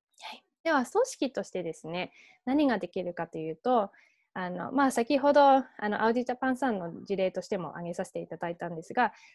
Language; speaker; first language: Japanese; early bilingual, heritage; Japanese